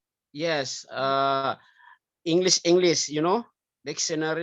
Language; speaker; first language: English; non-native, learner; Indonesian